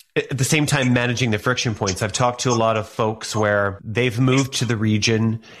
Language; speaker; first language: English; native; English